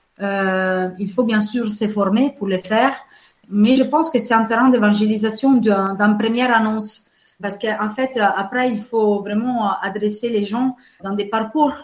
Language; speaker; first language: French; non-native, fluent; Italian